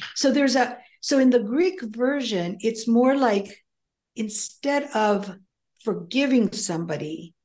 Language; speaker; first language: English; early bilingual, other home language; Greek